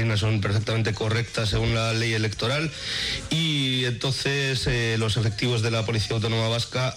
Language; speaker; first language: Spanish; native; Spanish